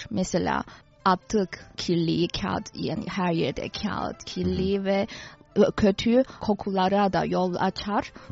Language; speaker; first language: Turkish; non-native, fluent; Chinese